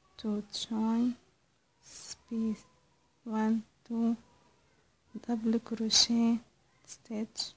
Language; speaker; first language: English; non-native, learner; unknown